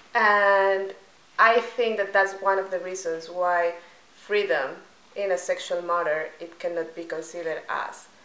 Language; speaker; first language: English; non-native, fluent; Spanish